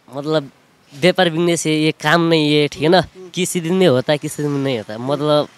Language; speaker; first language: Hindi; non-native, local second language; Nepali